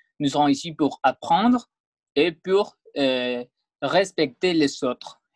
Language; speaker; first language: French; non-native, learner; Spanish